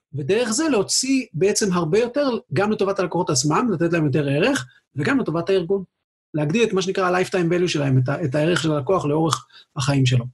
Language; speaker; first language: Hebrew; native; Hebrew